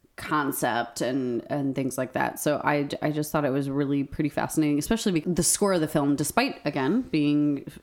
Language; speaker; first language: English; native; English